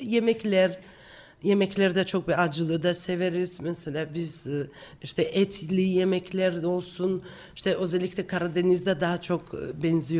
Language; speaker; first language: Turkish; non-native, fluent; Georgian